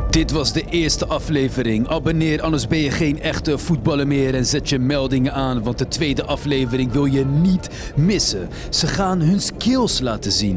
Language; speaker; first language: Dutch; native; Dutch